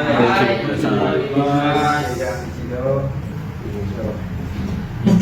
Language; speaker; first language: Japanese; non-native, fluent; Indonesian